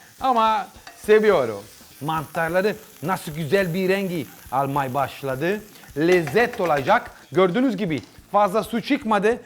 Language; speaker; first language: Turkish; non-native, learner; Italian